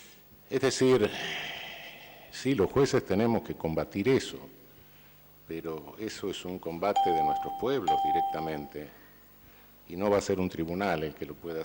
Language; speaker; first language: Spanish; native; Spanish